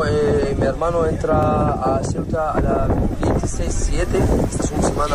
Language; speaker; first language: Spanish; non-native, learner; Arabic